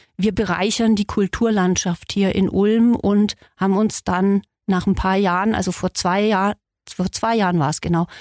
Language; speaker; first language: German; native; German